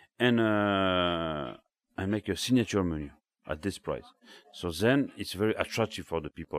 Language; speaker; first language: English; non-native, learner; French